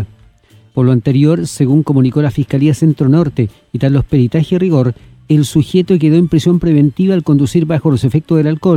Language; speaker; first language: Spanish; native; Spanish